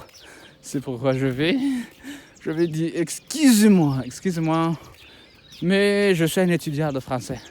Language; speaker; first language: French; non-native, learner; Kinyarwanda